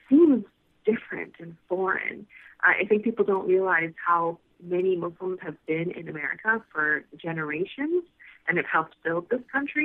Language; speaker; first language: English; native; English